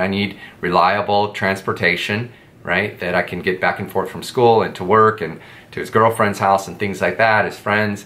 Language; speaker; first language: English; native; English